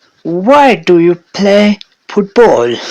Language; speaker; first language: English; non-native, learner; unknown